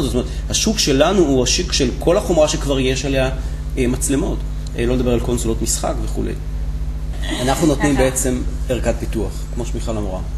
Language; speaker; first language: Hebrew; native; Hebrew